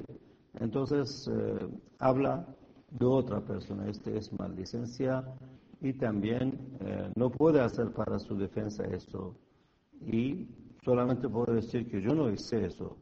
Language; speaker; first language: Spanish; non-native, fluent; Persian